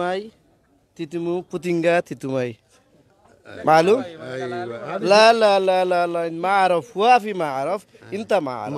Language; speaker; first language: Arabic; non-native, learner; Sylheti